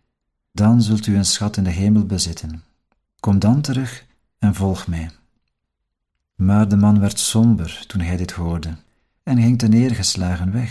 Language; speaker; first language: Dutch; native; Dutch